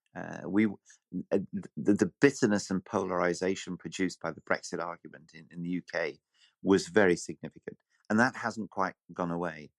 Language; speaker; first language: English; native; English